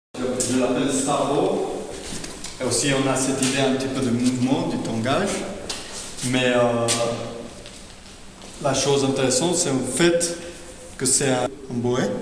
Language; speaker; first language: French; non-native, fluent; Spanish